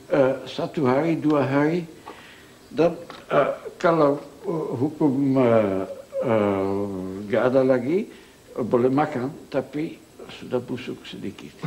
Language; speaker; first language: Indonesian; non-native, local second language; Dutch